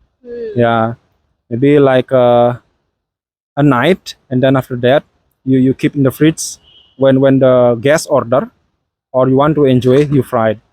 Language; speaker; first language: English; non-native, fluent; Balinese